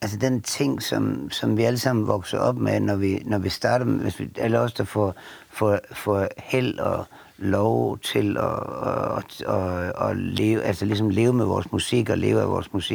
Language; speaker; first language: Danish; native; Danish